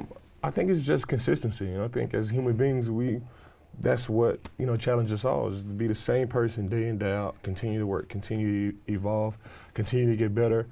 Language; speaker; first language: English; native; English